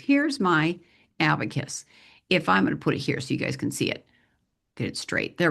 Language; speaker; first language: English; native; English